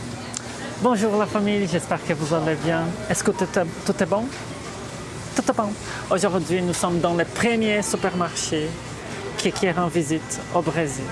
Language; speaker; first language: French; non-native, fluent; Portuguese